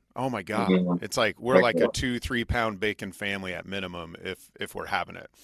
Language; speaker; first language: English; native; English